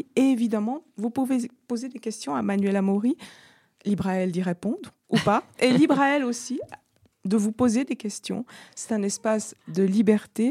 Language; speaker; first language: French; native; French